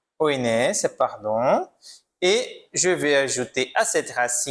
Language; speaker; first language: French; non-native, fluent; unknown